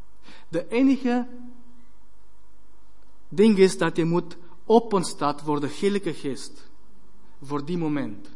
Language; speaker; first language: Dutch; non-native, fluent; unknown